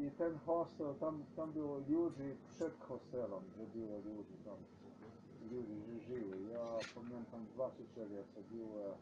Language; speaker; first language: Polish; non-native, learner; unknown